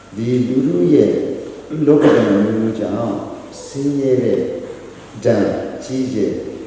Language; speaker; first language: Burmese; non-native, local second language; Hakha Chin